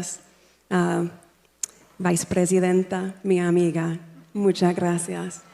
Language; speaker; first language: Spanish; non-native, learner; English